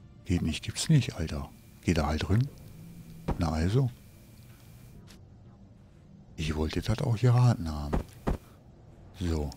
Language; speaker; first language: German; native; German